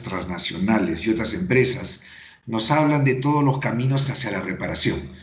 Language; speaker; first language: Spanish; native; Spanish